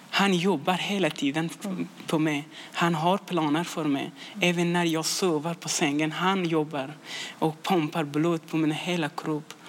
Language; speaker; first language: Swedish; non-native, learner; Persian